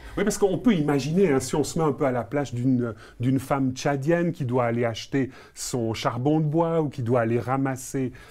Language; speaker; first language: French; native; French